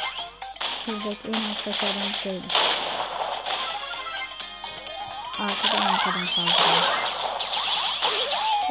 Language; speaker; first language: Turkish; native; Turkish